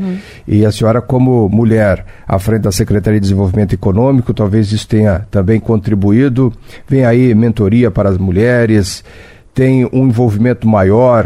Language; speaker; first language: Portuguese; native; Portuguese